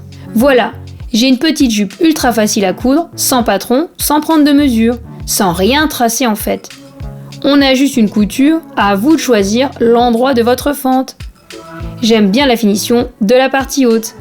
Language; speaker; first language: French; native; French